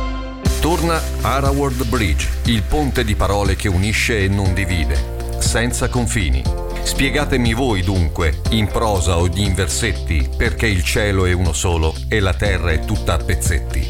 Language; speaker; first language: Italian; native; Italian